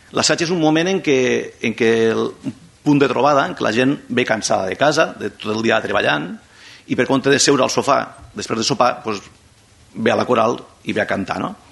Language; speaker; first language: Catalan; non-native, local second language; Spanish